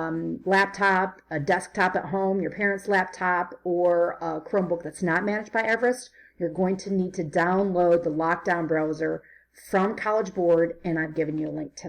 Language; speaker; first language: English; native; English